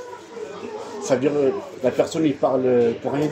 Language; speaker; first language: French; non-native, local second language; Arabic